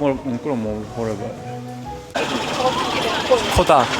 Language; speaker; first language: Korean; non-native, fluent; Japanese